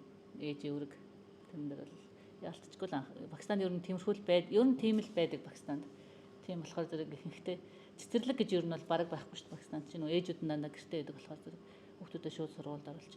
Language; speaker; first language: Mongolian; native; Mongolian